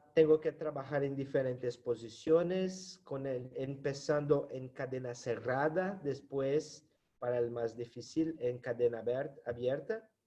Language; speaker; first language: Spanish; non-native, fluent; Portuguese